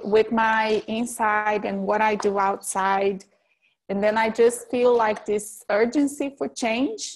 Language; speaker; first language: English; non-native, fluent; Portuguese